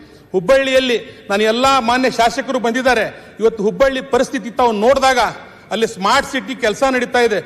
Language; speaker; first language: Kannada; non-native, local second language; Urdu